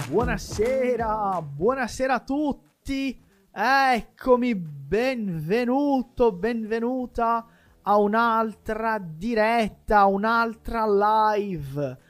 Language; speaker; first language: Italian; non-native, fluent; Portuguese